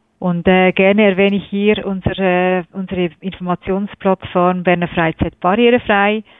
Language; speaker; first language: German; native; German